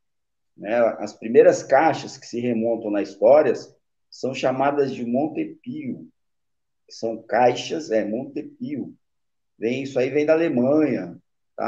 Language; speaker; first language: Portuguese; native; Portuguese